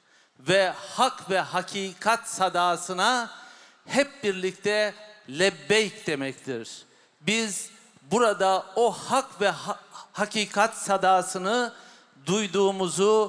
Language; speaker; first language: Turkish; native; Turkish